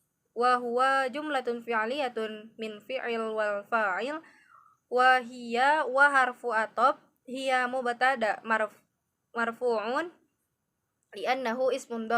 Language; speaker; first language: Arabic; non-native, learner; Indonesian